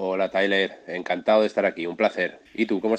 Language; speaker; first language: Spanish; native; Spanish